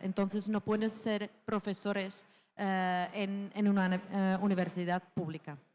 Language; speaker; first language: Spanish; non-native, fluent; Czech